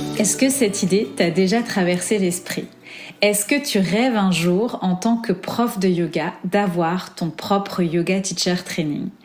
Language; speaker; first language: French; native; French